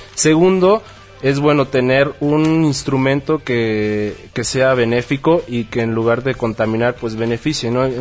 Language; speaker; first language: Spanish; native; Spanish